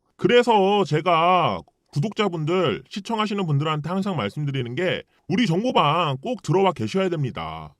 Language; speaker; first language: Korean; early bilingual, heritage; Korean